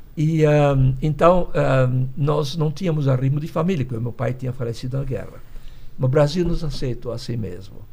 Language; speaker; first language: Portuguese; early bilingual, other home language; Hungarian